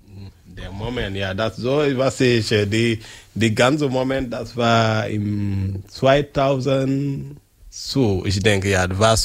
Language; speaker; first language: German; non-native, learner; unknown